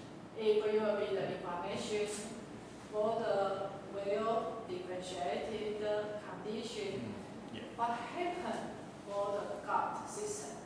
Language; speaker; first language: English; non-native, learner; Chinese